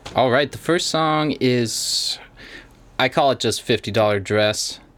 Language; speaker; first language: English; native; English